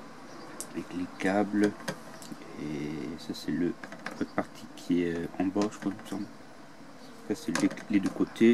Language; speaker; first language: French; native; French